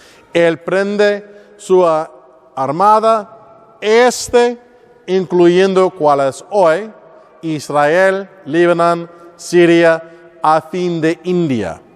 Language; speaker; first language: Spanish; non-native, learner; English